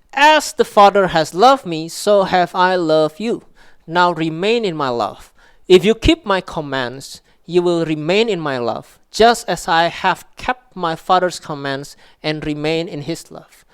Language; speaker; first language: English; non-native, local second language; Indonesian